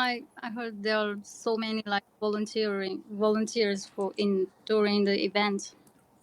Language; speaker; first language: English; non-native, learner; Chinese